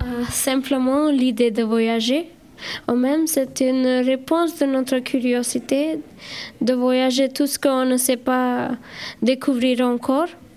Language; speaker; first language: French; non-native, learner; Gujarati